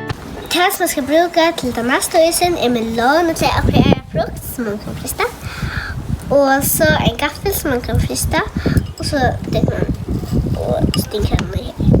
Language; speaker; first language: Norwegian; non-native, learner; Faroese